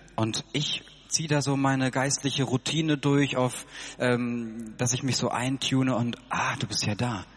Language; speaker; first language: German; native; German